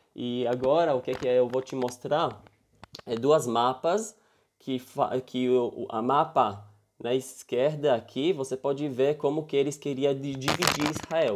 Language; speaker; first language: Portuguese; early bilingual, heritage; Hebrew